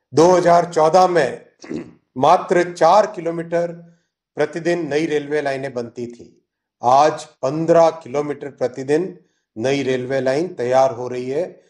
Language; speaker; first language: Hindi; native; Hindi